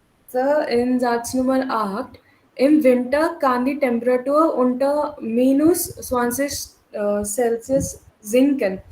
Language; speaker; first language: German; non-native, learner; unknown